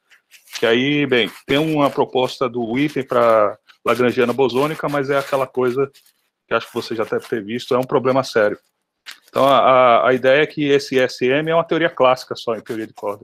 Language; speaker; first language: Portuguese; native; Portuguese